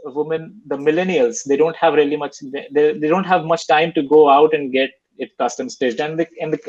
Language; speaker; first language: English; non-native, local second language; Hindi